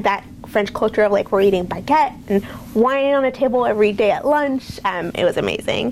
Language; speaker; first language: English; native; English